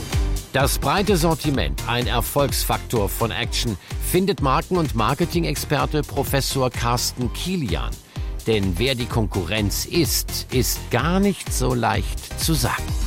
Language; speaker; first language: German; native; German